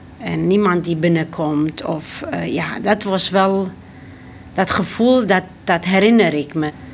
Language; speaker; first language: Dutch; early bilingual, other home language; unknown